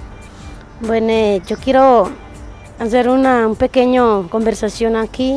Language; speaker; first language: Spanish; non-native, local second language; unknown